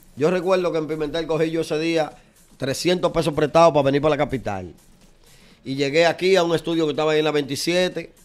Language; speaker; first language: Spanish; native; Spanish